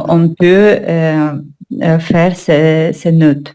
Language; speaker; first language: French; non-native, learner; Russian